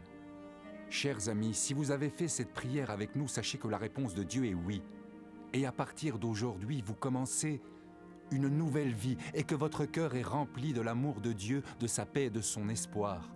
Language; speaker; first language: French; native; French